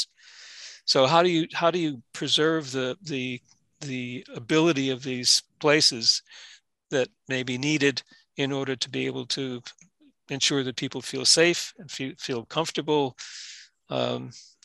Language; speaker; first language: English; native; English